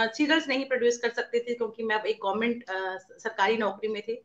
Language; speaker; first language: Hindi; native; Hindi